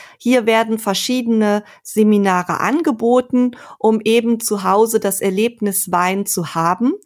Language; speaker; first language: German; native; German